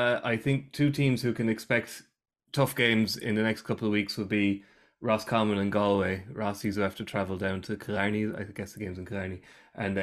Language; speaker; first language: English; native; English